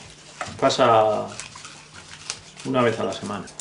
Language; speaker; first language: Spanish; native; Spanish